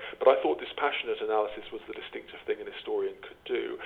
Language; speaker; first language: English; native; English